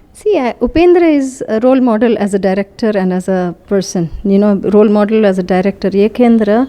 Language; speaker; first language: Kannada; non-native, fluent; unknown